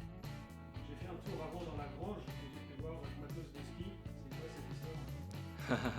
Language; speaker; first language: French; native; French